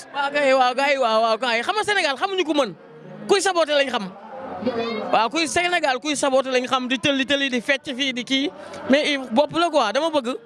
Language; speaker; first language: Wolof; native; Wolof